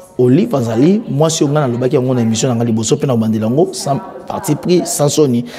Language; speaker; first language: French; non-native, local second language; Lingala